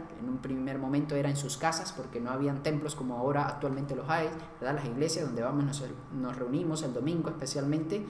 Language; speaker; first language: Spanish; native; Spanish